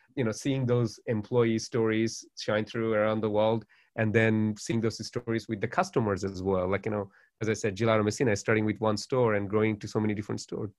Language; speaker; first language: English; non-native, local second language; Bangla